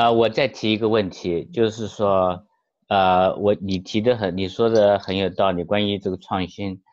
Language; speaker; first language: Chinese; native; Chinese